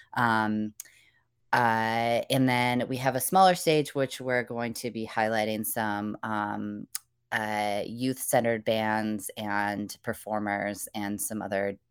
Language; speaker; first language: English; native; English